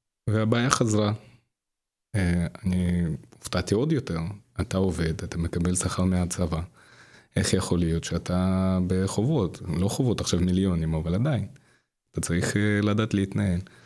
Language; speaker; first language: Hebrew; non-native, fluent; Russian